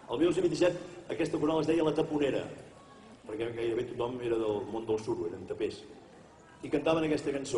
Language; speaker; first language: Catalan; native; Catalan